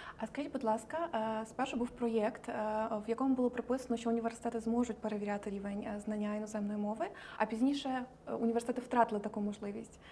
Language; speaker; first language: Ukrainian; native; Ukrainian